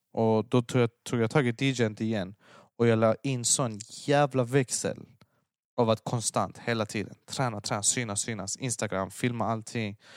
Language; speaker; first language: Swedish; early bilingual, other home language; Persian